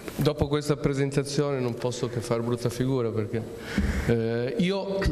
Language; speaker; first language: Italian; native; Italian